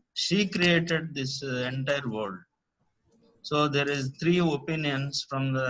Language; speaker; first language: English; non-native, local second language; Telugu